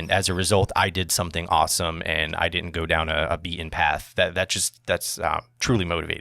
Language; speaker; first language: English; native; English